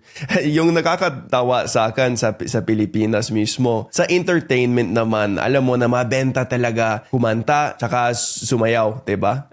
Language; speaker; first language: Filipino; non-native, fluent; English